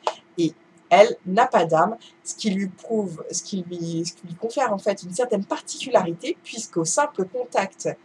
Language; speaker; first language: French; native; French